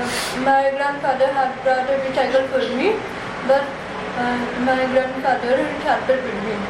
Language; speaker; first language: English; non-native, learner; Punjabi